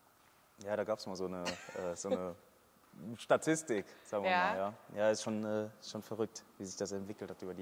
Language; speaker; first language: German; native; German